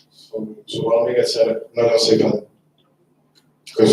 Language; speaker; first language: Hungarian; non-native, fluent; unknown